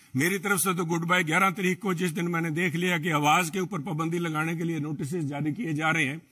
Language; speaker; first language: Hindi; native; Hindi